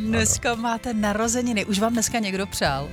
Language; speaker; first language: Czech; native; Czech